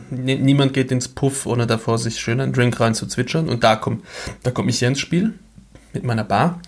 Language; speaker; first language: German; native; German